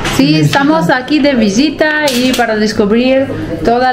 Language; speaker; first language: Spanish; non-native, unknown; Italian